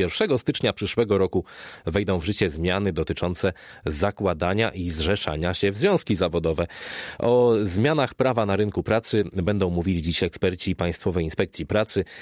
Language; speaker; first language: Polish; native; Polish